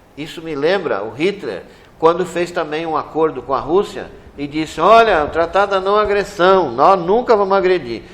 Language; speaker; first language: Portuguese; native; Portuguese